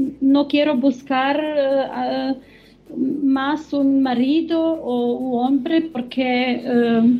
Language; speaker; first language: Spanish; non-native, learner; German